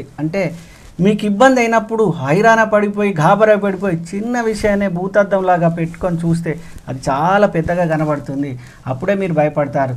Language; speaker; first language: Telugu; native; Telugu